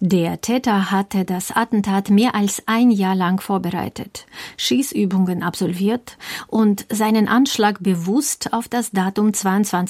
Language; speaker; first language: German; native; German